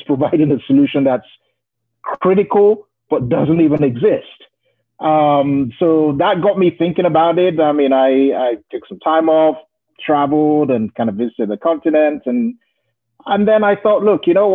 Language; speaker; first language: English; non-native, local second language; Yoruba